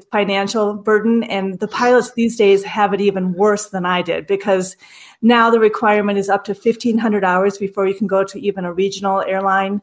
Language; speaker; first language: English; native; English